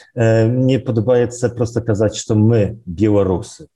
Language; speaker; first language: Belarusian; non-native, local second language; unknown